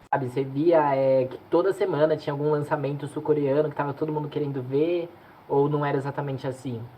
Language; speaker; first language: Portuguese; native; Portuguese